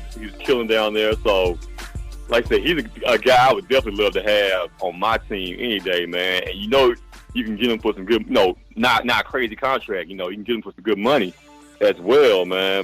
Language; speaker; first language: English; native; English